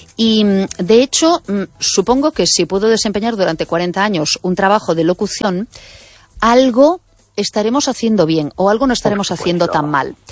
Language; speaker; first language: Spanish; native; Spanish